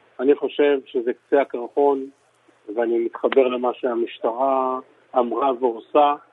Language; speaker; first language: Hebrew; native; Hebrew